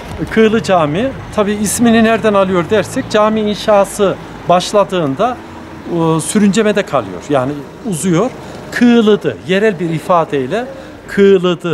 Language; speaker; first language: Turkish; native; Turkish